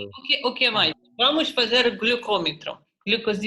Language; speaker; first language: Portuguese; non-native, fluent; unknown